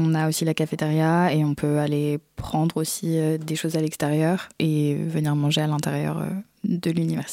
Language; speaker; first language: French; native; French